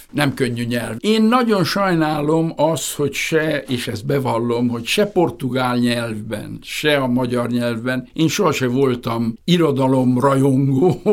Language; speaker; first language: Hungarian; early bilingual, heritage; Hungarian